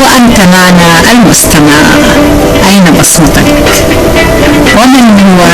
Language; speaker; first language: Arabic; native; Arabic